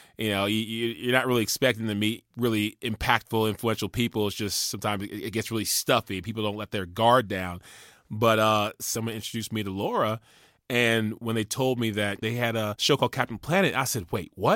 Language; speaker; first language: English; native; English